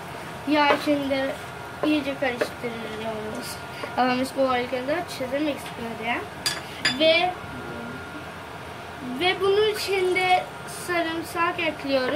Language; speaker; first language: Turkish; non-native, learner; Urdu